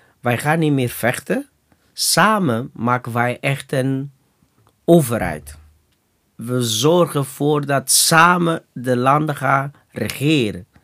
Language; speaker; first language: Dutch; non-native, fluent; Portuguese